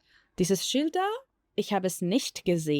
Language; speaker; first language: German; non-native, fluent; Spanish